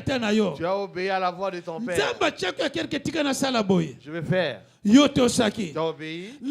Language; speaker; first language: French; non-native, local second language; Lingala